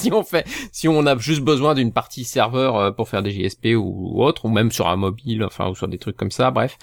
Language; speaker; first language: French; native; French